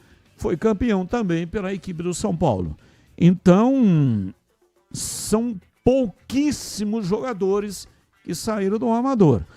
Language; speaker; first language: Portuguese; native; Portuguese